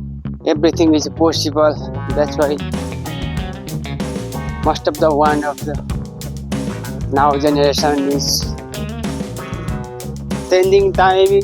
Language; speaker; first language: English; non-native, learner; Nepali